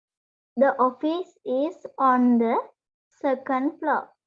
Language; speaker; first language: English; non-native, learner; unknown